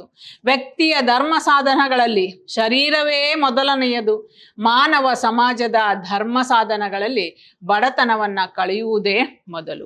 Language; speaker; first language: Kannada; native; Kannada